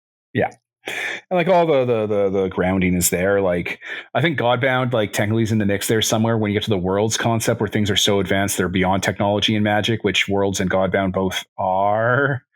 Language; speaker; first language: English; native; English